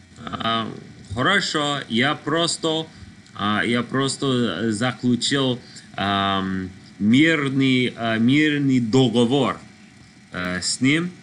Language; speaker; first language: Russian; non-native, learner; English